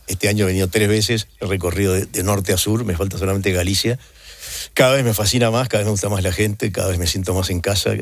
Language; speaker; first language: Spanish; native; Spanish